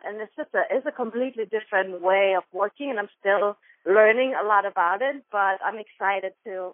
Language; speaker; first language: English; non-native, fluent; German